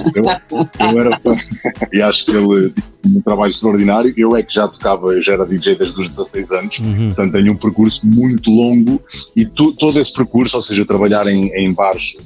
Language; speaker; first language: Portuguese; native; Portuguese